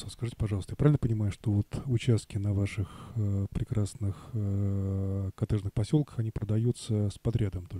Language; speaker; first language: Russian; native; Russian